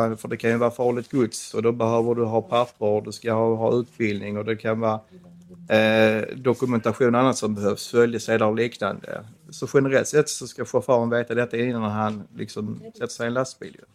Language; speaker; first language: Swedish; native; Swedish